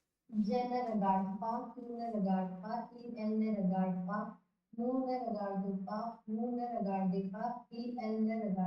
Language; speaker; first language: French; non-native, learner; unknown